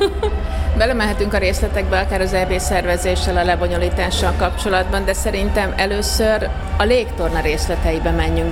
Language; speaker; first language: Hungarian; native; Hungarian